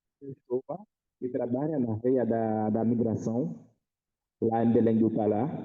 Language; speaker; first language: Portuguese; non-native, fluent; Haitian Creole